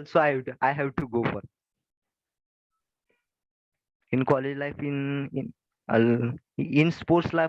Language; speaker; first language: English; non-native, learner; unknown